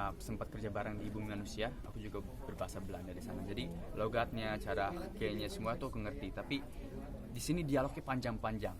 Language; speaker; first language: Indonesian; native; Indonesian